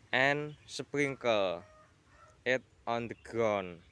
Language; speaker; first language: English; non-native, learner; Indonesian